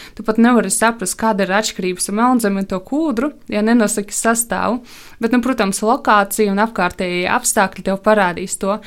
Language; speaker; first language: Latvian; non-native, local second language; Russian